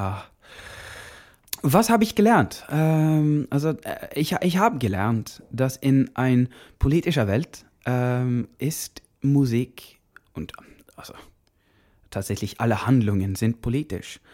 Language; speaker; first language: German; non-native, learner; Norwegian